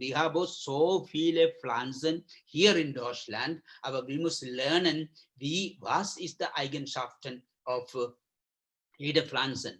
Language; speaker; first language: German; non-native, learner; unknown